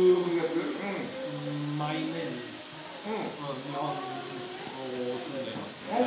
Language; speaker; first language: Japanese; non-native, learner; German